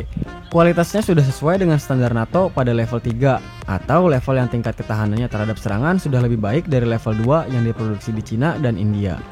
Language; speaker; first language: Indonesian; native; Indonesian